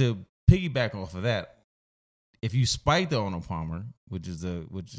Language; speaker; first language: English; native; English